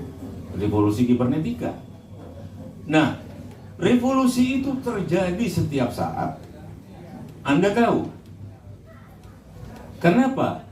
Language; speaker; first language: Indonesian; non-native, local second language; Javanese